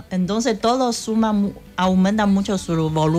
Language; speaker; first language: Spanish; non-native, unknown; Chinese